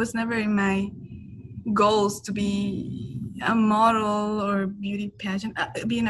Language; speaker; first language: English; non-native, fluent; Spanish